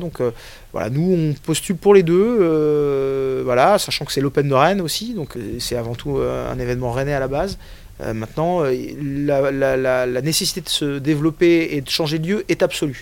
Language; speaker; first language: French; native; French